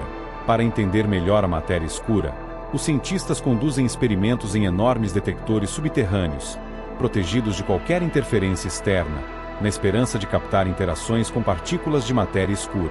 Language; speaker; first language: Portuguese; native; Portuguese